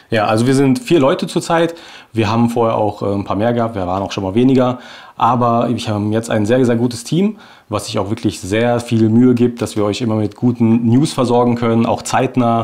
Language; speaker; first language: German; native; German